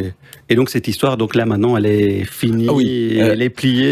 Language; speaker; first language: French; native; French